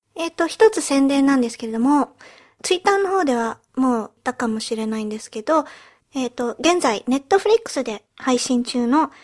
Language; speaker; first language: Japanese; early bilingual, heritage; Japanese